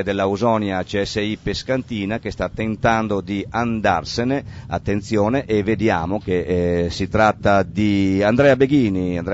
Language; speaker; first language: Italian; native; Italian